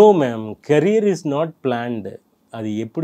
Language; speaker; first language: Telugu; non-native, local second language; Tamil